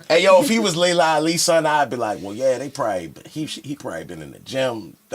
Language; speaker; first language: English; native; English